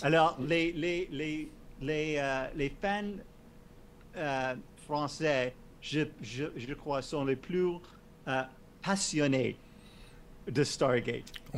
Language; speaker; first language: French; non-native, learner; English